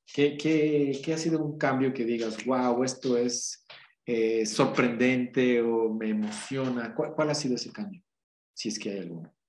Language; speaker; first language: Spanish; native; Spanish